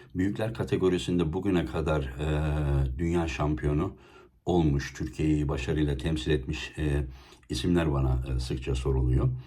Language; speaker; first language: Turkish; native; Turkish